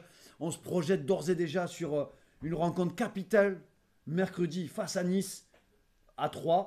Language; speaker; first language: French; native; French